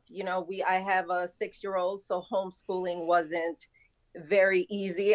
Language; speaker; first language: English; native; English